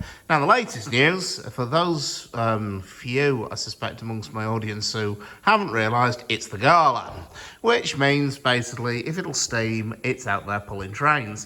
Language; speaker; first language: English; native; English